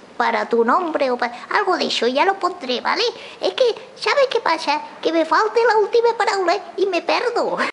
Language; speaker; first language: Spanish; non-native, local second language; Catalan